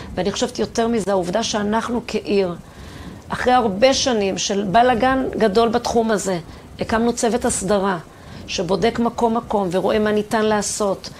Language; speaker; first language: Hebrew; native; Hebrew